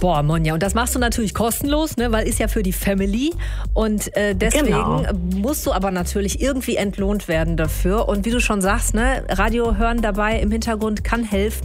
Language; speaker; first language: German; native; German